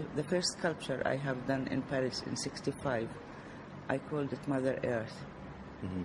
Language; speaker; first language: English; non-native, fluent; Arabic